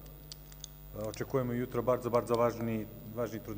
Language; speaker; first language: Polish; non-native, learner; Serbian